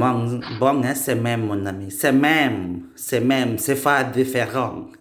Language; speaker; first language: French; non-native, learner; Indonesian